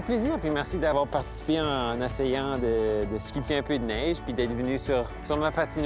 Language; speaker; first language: French; native; French